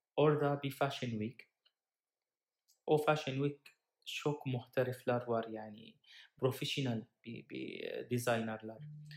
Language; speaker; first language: Turkish; non-native, learner; Arabic